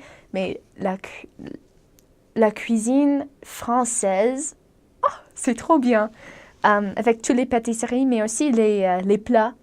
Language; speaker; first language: French; non-native, fluent; English